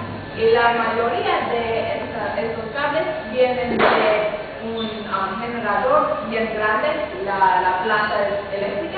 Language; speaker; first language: Spanish; non-native, fluent; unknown